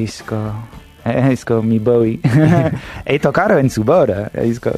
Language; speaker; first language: Spanish; non-native, fluent; English